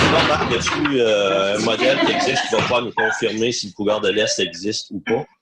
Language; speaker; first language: French; native; French